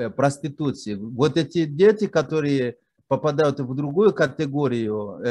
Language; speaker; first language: Russian; non-native, fluent; Kinyarwanda